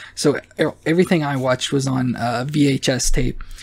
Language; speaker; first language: English; native; English